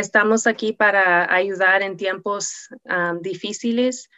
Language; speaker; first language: Spanish; non-native, learner; English